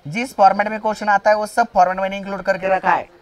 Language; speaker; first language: Hindi; non-native, local second language; Marathi